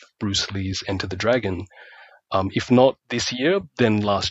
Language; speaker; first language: English; native; English